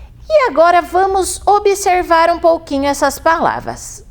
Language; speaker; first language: Portuguese; native; Portuguese